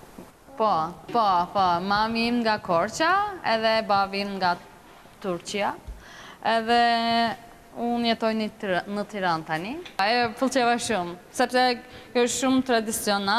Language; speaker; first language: Albanian; non-native, learner; Turkish